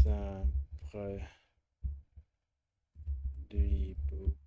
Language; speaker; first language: French; non-native, learner; Russian